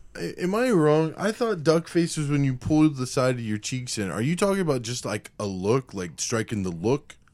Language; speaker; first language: English; native; English